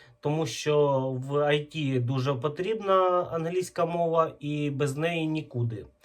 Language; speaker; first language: Ukrainian; non-native, local second language; Russian